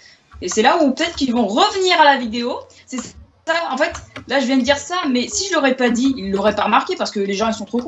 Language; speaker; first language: French; native; French